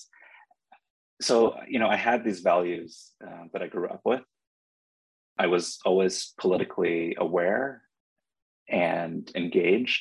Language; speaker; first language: English; native; English